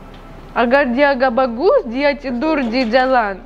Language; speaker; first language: Indonesian; non-native, learner; Russian